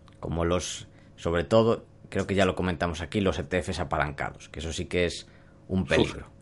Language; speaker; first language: Spanish; native; Spanish